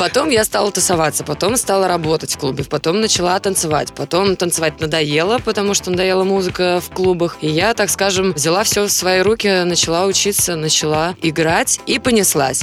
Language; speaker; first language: Russian; native; Russian